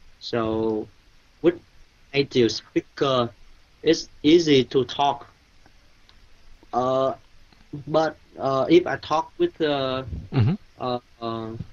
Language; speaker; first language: English; non-native, learner; Vietnamese